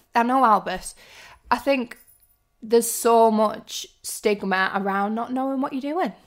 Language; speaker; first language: English; native; English